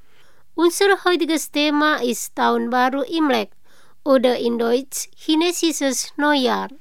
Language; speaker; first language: German; non-native, learner; Indonesian